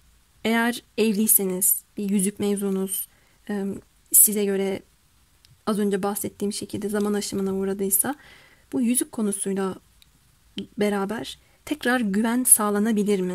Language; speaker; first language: Turkish; native; Turkish